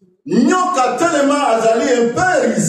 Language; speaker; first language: French; non-native, local second language; Lingala